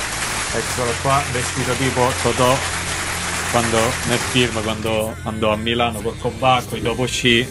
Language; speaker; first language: Italian; native; Italian